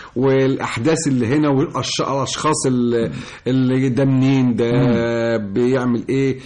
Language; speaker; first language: Egyptian Arabic; native; Egyptian Arabic